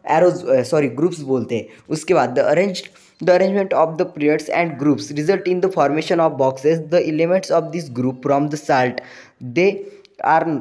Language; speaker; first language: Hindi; non-native, local second language; Marathi